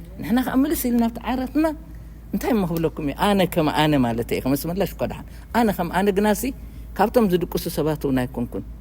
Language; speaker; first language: Tigrinya; native; Tigrinya